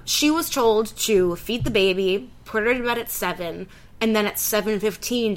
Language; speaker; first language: English; native; English